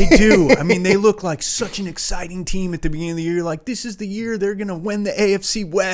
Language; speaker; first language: English; native; English